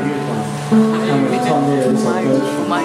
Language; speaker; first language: Chinese; native; Chinese